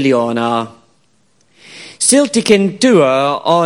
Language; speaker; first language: Finnish; non-native, fluent; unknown